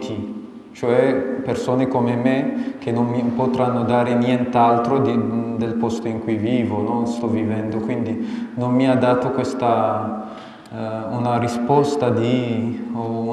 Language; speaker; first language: Italian; non-native, fluent; Amharic